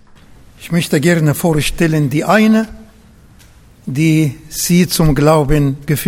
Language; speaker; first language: German; non-native, learner; Arabic